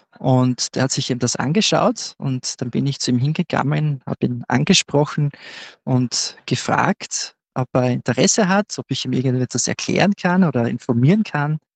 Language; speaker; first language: German; native; German